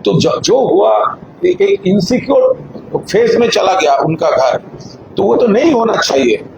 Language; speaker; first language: Hindi; non-native, local second language; Bangla